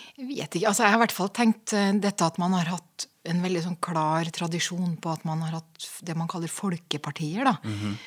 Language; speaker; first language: Norwegian; native; Norwegian